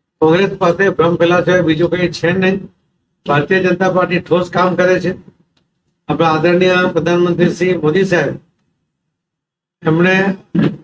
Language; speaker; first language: Gujarati; non-native, local second language; Marathi